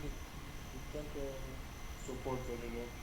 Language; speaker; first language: Spanish; native; Spanish